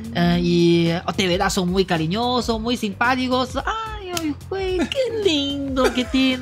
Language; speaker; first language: Spanish; non-native, learner; Chinese